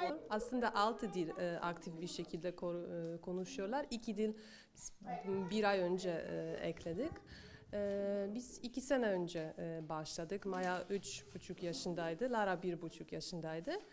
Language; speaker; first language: Turkish; non-native, fluent; Polish